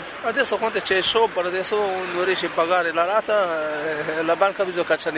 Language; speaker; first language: Italian; non-native, learner; Arabic